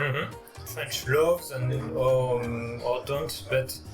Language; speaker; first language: English; non-native, learner; French